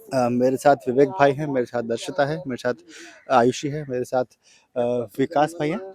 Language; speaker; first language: Hindi; non-native, local second language; Gujarati